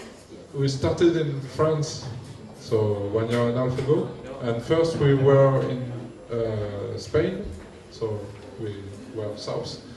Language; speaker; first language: English; non-native, learner; French